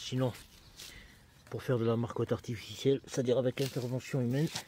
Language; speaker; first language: French; native; French